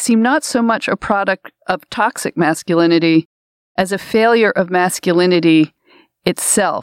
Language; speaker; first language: English; native; English